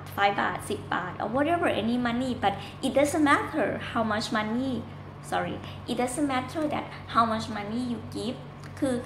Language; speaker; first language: English; non-native, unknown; Thai